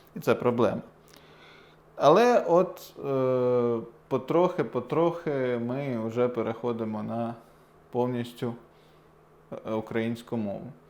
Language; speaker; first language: Ukrainian; non-native, local second language; Russian